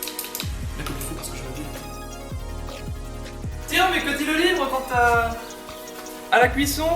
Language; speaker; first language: French; native; French